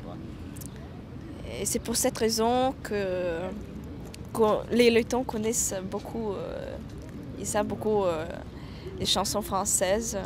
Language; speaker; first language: French; non-native, fluent; Latvian